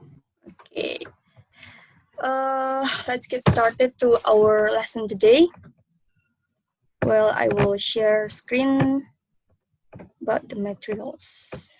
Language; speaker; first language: English; non-native, learner; Indonesian